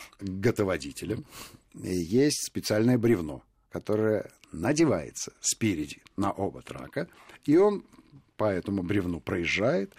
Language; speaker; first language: Russian; native; Russian